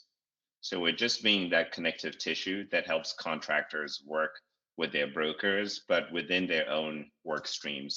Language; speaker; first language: English; non-native, local second language; Shona